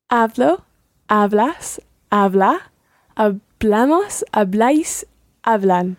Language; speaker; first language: Spanish; non-native, learner; English